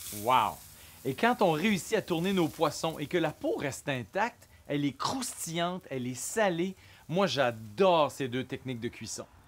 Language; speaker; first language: French; native; French